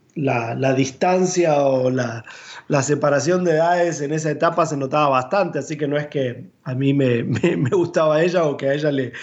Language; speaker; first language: Spanish; native; Spanish